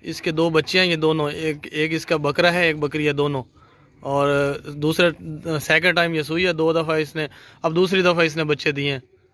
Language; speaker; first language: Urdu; non-native, local second language; Punjabi